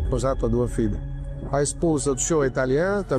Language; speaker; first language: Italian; non-native, learner; Portuguese